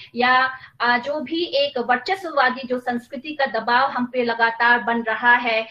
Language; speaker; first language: Hindi; non-native, local second language; Nepali